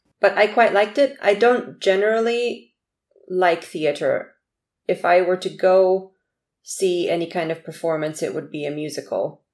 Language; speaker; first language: English; early bilingual, other home language; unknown